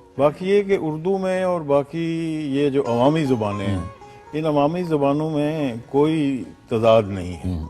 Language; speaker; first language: Urdu; non-native, local second language; Punjabi